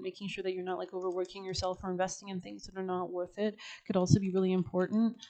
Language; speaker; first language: English; native; English